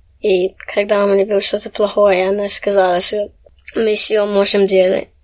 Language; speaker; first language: Russian; early bilingual, heritage; Russian